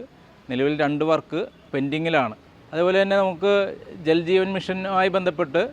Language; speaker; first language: Malayalam; native; Malayalam